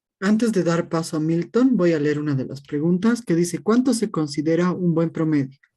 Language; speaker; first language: Spanish; native; Spanish